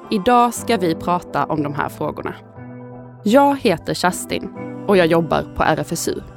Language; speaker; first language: Swedish; native; Swedish